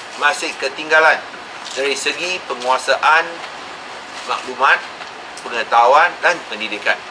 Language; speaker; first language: Malay; non-native, local second language; Min Nan Chinese